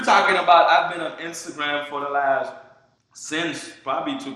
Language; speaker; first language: English; early bilingual, other home language; Haitian Creole